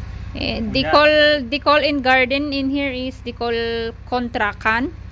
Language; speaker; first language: English; non-native, learner; Filipino